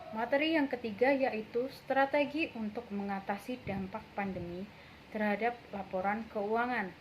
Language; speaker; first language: Indonesian; native; Indonesian